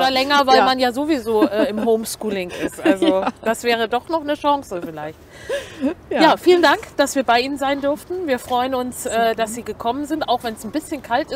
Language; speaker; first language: German; native; German